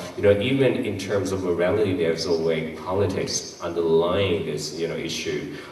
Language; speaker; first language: English; non-native, fluent; Thai